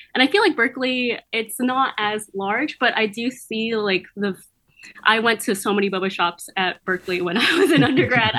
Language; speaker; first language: English; native; English